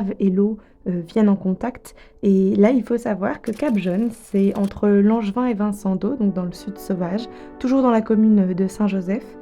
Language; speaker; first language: French; native; French